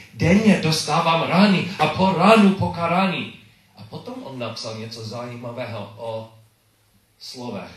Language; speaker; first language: Czech; non-native, learner; English